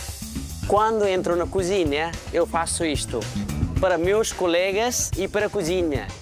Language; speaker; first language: Portuguese; non-native, learner; Nepali